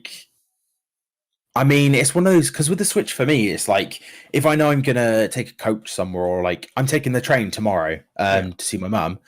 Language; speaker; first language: English; native; English